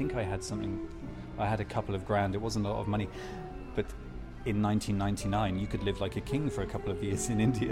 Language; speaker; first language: English; native; English